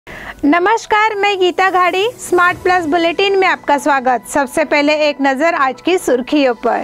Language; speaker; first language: Hindi; non-native, local second language; Marathi